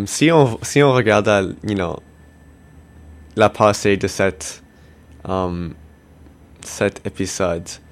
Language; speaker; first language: French; non-native, local second language; English